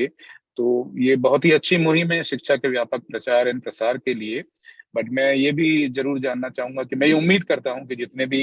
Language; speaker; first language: Hindi; native; Hindi